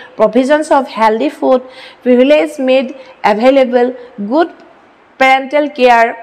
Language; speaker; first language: English; non-native, local second language; Assamese